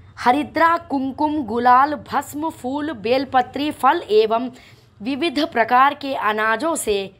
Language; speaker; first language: Hindi; non-native, local second language; Telugu